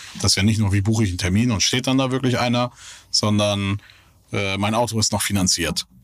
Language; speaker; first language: German; native; German